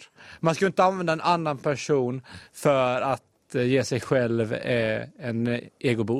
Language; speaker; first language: Swedish; native; Swedish